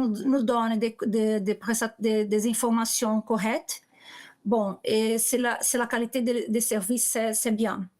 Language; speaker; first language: French; non-native, learner; Portuguese